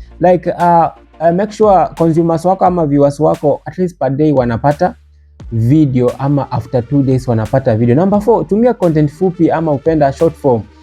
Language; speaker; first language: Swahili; non-native, local second language; Luyia